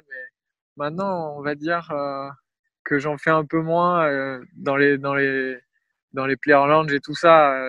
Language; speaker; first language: French; native; French